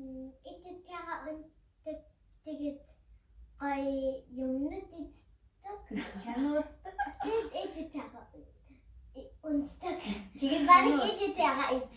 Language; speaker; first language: Mongolian; early bilingual, heritage; Mongolian